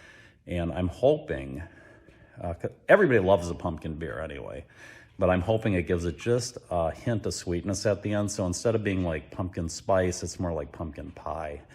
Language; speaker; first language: English; native; English